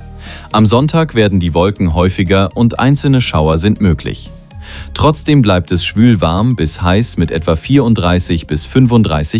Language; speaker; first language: German; native; German